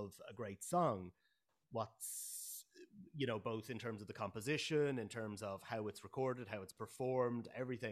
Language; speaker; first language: English; native; English